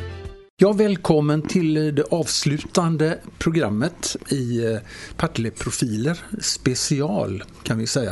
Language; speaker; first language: Swedish; native; Swedish